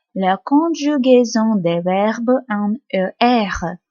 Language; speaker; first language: French; non-native, fluent; Ukrainian